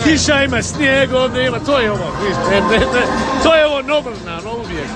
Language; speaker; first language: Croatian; early bilingual, heritage; Croatian